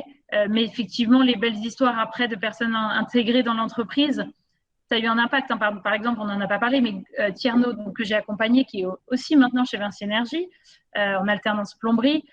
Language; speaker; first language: French; native; French